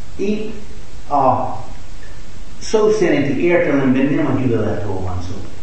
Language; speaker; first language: Hungarian; non-native, fluent; English